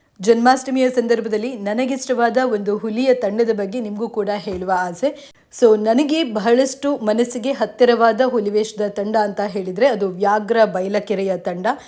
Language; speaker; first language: Kannada; non-native, local second language; Konkani